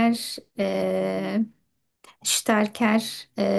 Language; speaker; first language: German; non-native, fluent; Turkish